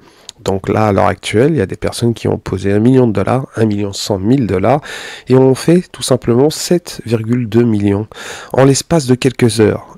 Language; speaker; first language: French; native; French